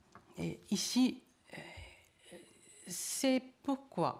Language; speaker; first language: French; non-native, learner; Japanese